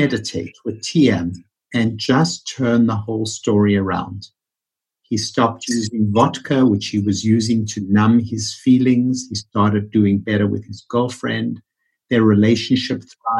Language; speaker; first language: English; native; English